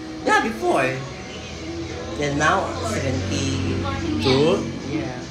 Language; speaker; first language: English; non-native, local second language; Filipino